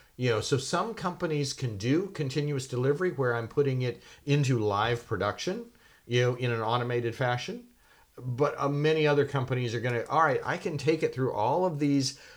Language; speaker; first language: English; native; English